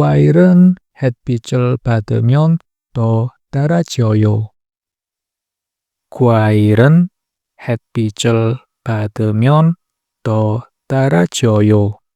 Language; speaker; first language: Korean; non-native, fluent; Indonesian